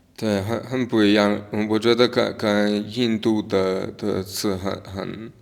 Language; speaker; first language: Chinese; non-native, learner; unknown